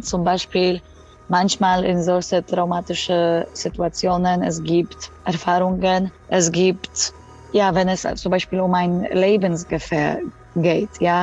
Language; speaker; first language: German; non-native, fluent; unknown